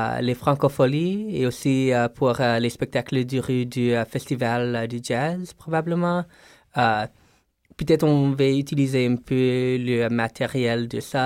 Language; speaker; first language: French; non-native, local second language; English